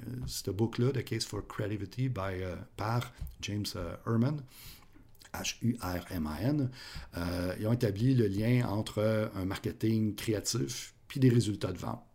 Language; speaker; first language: French; native; French